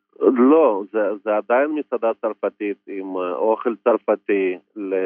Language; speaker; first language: Hebrew; non-native, fluent; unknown